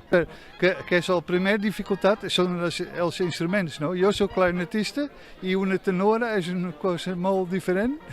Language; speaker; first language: Catalan; non-native, fluent; Dutch